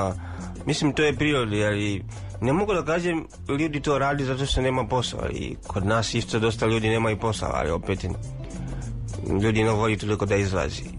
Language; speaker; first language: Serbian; non-native, learner; Swahili